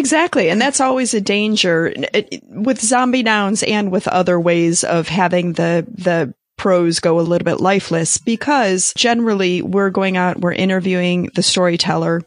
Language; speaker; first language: English; native; English